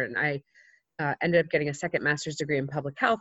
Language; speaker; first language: English; native; English